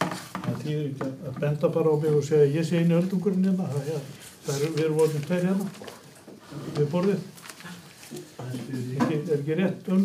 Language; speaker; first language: Icelandic; native; Icelandic